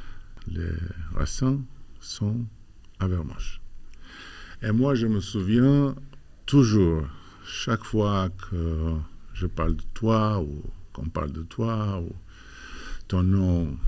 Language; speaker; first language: French; non-native, fluent; Albanian